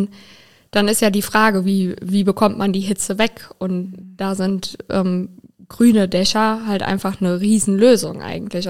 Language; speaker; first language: German; native; German